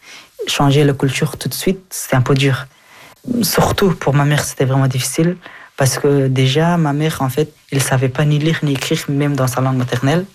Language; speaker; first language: French; non-native, fluent; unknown